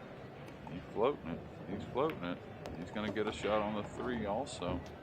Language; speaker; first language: English; native; English